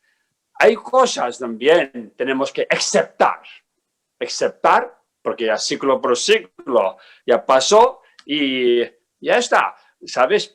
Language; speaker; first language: Spanish; non-native, learner; Tibetan